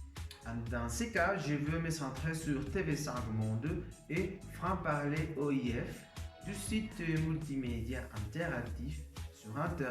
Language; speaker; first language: French; non-native, learner; Spanish